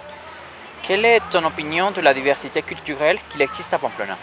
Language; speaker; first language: French; non-native, learner; Spanish